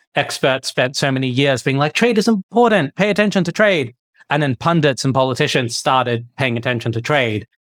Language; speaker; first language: English; native; English